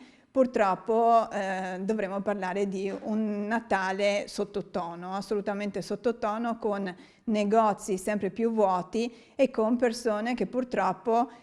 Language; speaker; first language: Italian; native; Italian